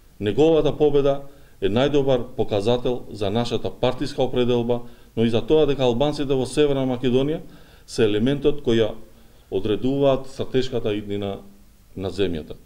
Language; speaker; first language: Macedonian; non-native, local second language; Albanian